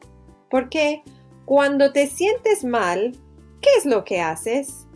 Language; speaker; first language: Spanish; non-native, fluent; English